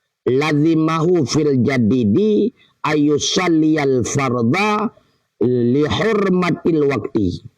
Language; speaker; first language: Arabic; non-native, fluent; Achinese